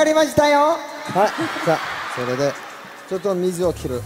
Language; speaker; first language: Japanese; non-native, fluent; Korean